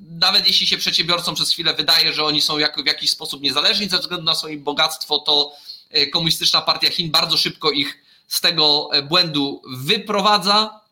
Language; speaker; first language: Polish; native; Polish